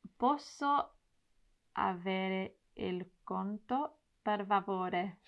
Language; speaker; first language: Italian; non-native, learner; English